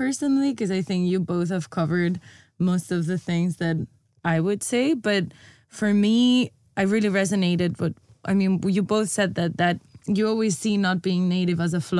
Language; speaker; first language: English; non-native, fluent; Spanish